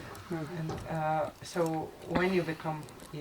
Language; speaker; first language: English; non-native, fluent; Slovenian